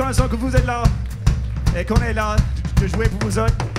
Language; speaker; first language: French; non-native, fluent; English